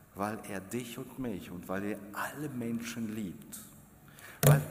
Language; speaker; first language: German; non-native, fluent; Russian